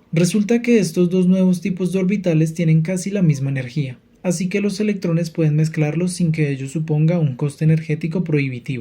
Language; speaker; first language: Spanish; native; Spanish